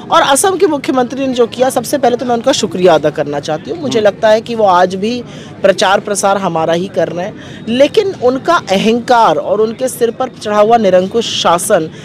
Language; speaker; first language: Hindi; native; Hindi